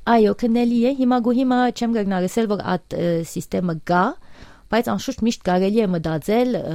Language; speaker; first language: Armenian; early bilingual, heritage; Armenian